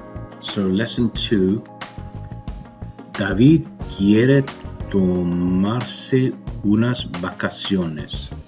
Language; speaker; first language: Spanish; non-native, learner; English